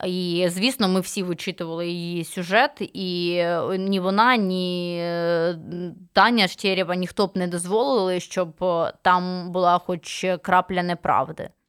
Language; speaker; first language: Ukrainian; native; Ukrainian